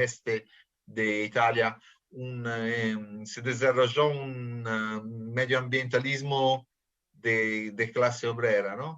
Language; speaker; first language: Spanish; non-native, fluent; Italian